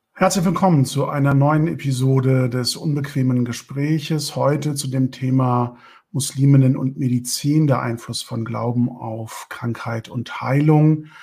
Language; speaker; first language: German; early bilingual, other home language; Turkish